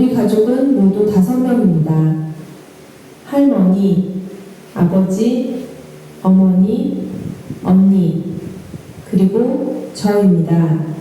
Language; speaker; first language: Korean; non-native, learner; Filipino